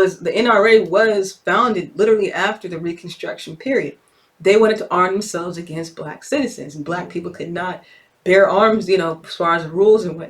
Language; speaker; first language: English; native; English